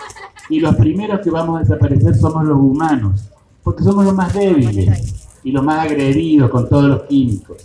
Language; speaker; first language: Spanish; native; Spanish